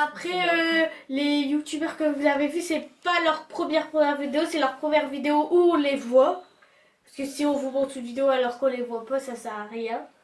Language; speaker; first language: French; native; French